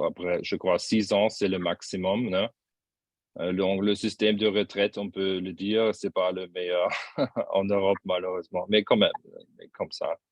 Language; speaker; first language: French; non-native, fluent; German